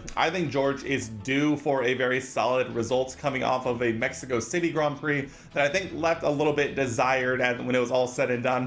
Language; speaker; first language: English; native; English